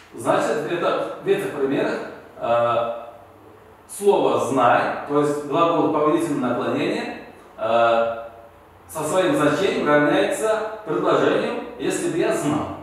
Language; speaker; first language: Russian; non-native, local second language; Uzbek